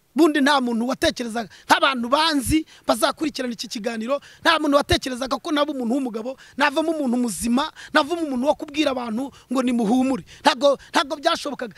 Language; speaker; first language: Kinyarwanda; native; Kinyarwanda